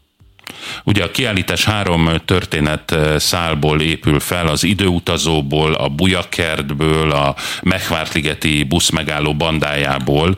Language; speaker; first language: Hungarian; native; Hungarian